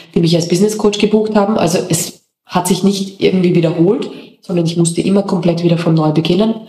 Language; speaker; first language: German; native; German